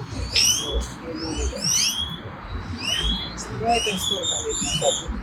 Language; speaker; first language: Russian; non-native, fluent; Spanish